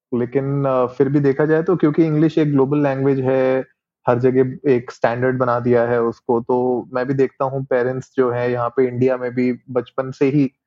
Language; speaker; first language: Hindi; native; Hindi